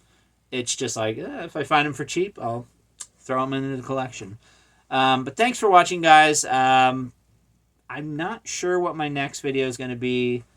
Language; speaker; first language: English; native; English